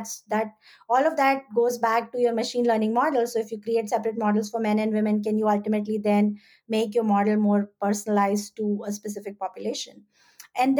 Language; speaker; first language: English; non-native, local second language; Hindi